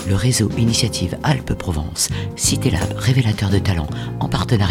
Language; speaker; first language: French; native; French